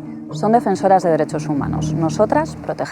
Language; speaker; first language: Spanish; native; Spanish